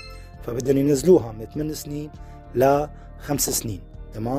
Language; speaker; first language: Arabic; native; Arabic